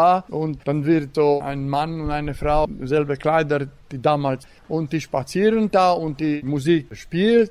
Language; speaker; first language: German; non-native, local second language; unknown